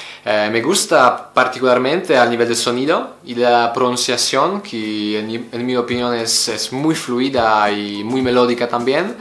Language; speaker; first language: Spanish; non-native, learner; Polish